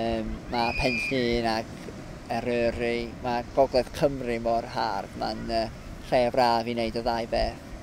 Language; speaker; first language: Welsh; non-native, fluent; English